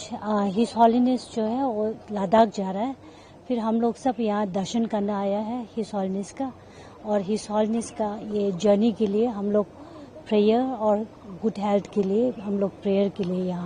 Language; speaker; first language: Hindi; non-native, local second language; Tibetan